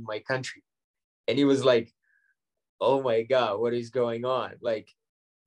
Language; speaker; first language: English; non-native, fluent; Ukrainian